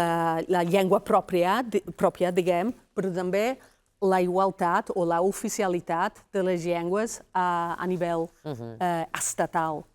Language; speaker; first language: Catalan; non-native, fluent; Welsh